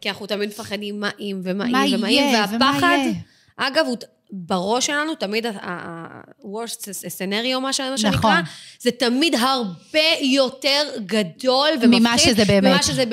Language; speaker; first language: Hebrew; native; Hebrew